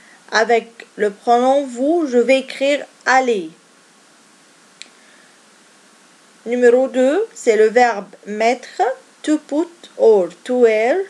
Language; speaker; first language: French; non-native, fluent; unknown